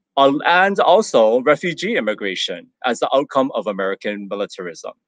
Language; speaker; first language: English; native; English